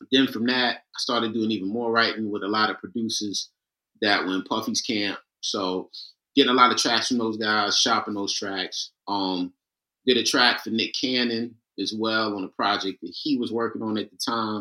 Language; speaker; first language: English; native; English